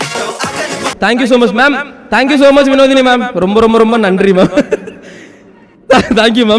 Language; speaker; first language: Tamil; native; Tamil